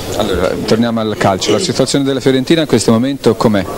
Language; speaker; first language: Italian; native; Italian